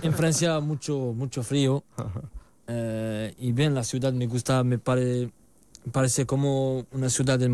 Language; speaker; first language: Spanish; non-native, learner; French